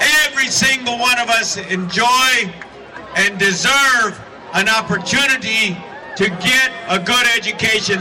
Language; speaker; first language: English; early bilingual, other home language; Spanish